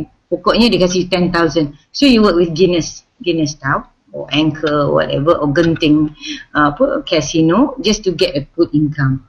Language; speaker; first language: English; non-native, local second language; Malay